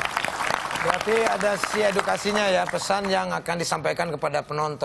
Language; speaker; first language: Indonesian; native; Indonesian